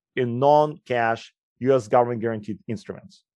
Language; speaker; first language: English; non-native, fluent; Ukrainian